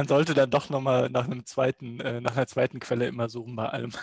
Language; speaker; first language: German; native; German